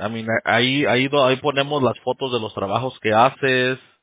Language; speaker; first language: Spanish; early bilingual, heritage; Spanish